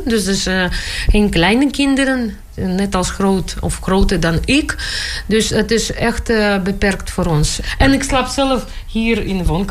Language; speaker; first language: Dutch; non-native, learner; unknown